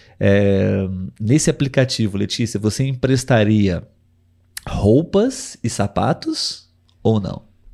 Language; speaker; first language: Portuguese; native; Portuguese